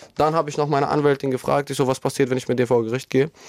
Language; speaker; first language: German; non-native, fluent; Albanian